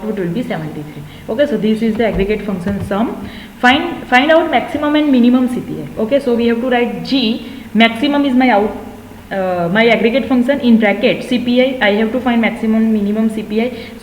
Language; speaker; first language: English; non-native, local second language; Gujarati